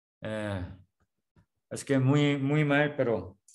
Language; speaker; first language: Spanish; non-native, learner; Korean